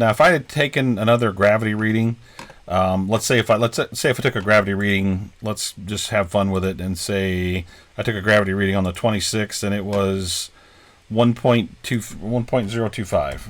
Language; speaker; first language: English; native; English